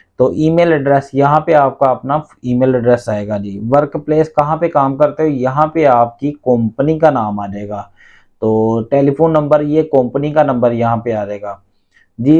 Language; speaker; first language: Urdu; non-native, local second language; Punjabi